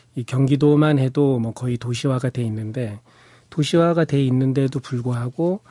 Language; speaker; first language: Korean; native; Korean